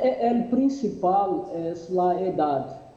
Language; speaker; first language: Spanish; non-native, fluent; Portuguese